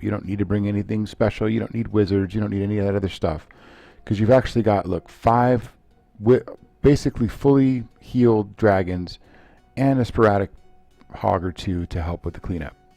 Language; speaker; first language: English; native; English